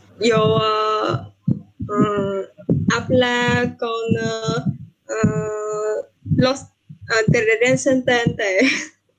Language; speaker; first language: Spanish; non-native, learner; Vietnamese